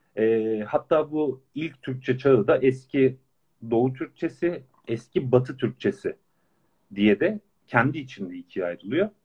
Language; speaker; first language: Turkish; native; Turkish